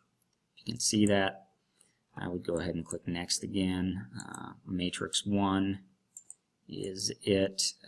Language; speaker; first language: English; native; English